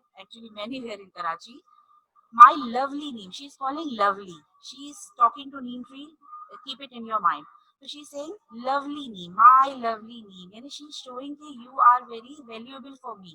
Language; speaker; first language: English; non-native, local second language; Urdu